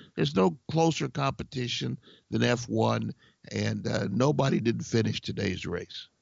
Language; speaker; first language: English; native; English